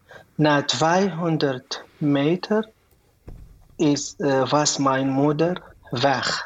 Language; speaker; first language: Dutch; non-native, learner; Arabic